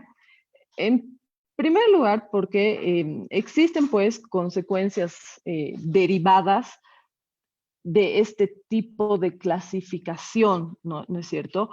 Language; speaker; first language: Spanish; native; Spanish